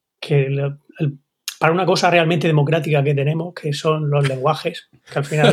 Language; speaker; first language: Spanish; native; Spanish